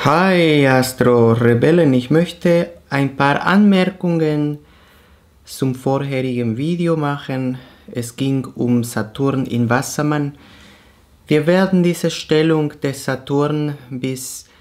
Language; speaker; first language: German; non-native, fluent; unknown